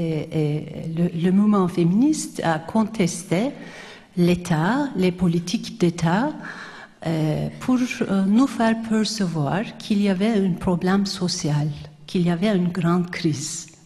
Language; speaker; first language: French; non-native, fluent; Turkish